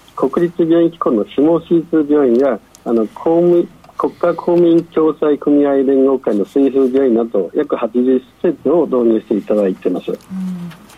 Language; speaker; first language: Japanese; non-native, fluent; Chinese